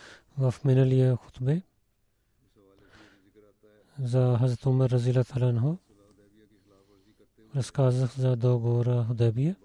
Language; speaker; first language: Bulgarian; non-native, learner; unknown